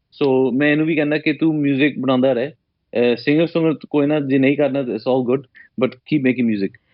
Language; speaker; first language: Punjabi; early bilingual, heritage; Punjabi